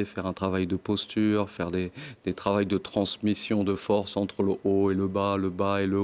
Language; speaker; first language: French; native; French